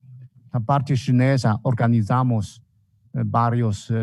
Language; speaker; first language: Portuguese; non-native, fluent; Chinese